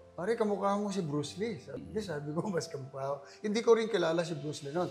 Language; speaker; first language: Filipino; native; Filipino